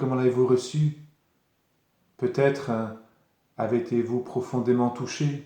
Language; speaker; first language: French; native; French